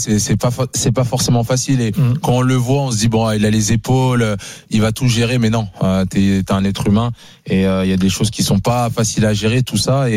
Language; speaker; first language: French; native; French